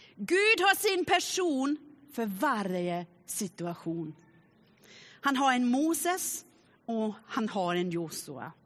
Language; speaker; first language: Swedish; non-native, fluent; German